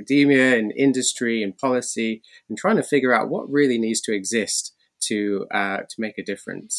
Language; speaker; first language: English; native; English